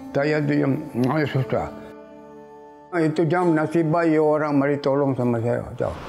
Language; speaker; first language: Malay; non-native, local second language; Tamil